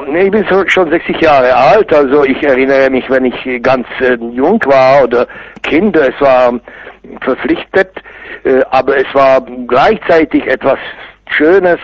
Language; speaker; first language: German; non-native, fluent; Czech